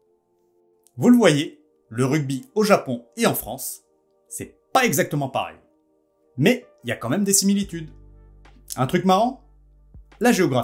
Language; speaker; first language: French; native; French